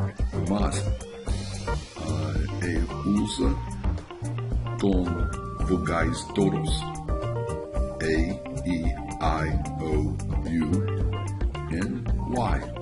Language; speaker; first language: Portuguese; non-native, learner; English